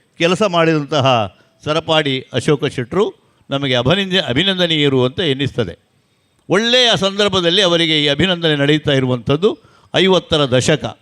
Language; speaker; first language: Kannada; non-native, local second language; Tulu